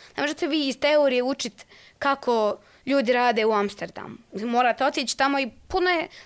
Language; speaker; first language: Croatian; native; Croatian